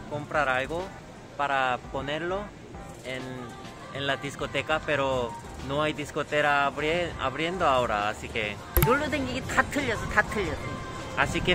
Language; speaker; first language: Spanish; non-native, learner; Korean